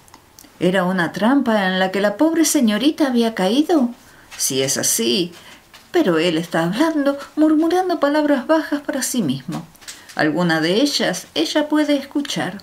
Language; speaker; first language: Spanish; native; Spanish